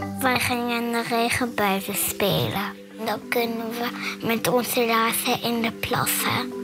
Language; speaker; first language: Dutch; early bilingual, other home language; Hebrew